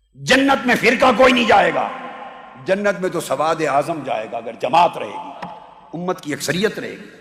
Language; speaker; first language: Urdu; native; Urdu